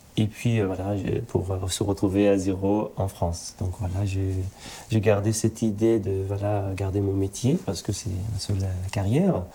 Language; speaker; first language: French; non-native, fluent; Arabic